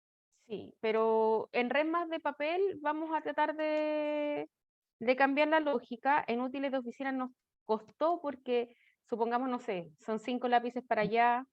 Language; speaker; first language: Spanish; native; Spanish